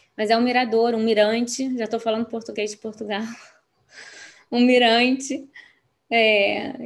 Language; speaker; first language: Portuguese; native; Portuguese